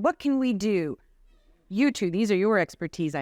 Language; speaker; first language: English; native; English